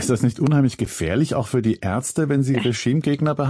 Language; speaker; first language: German; native; German